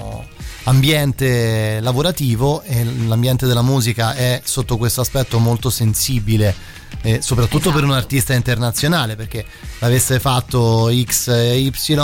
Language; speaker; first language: Italian; native; Italian